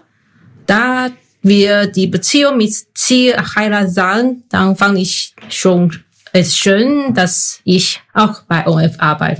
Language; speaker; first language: German; non-native, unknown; Chinese